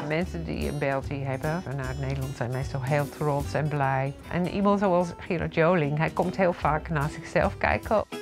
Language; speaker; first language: Dutch; non-native, fluent; English